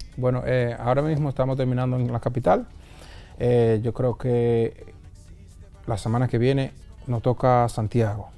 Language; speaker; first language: Spanish; early bilingual, heritage; Spanish